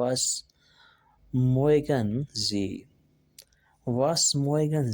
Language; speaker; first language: German; non-native, learner; Urdu